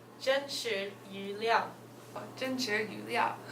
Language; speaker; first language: Chinese; non-native, learner; English